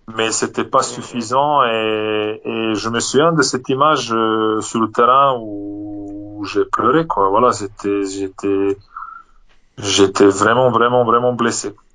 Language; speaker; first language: French; non-native, fluent; Serbian